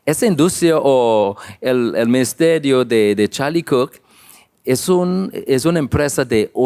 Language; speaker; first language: Spanish; non-native, learner; English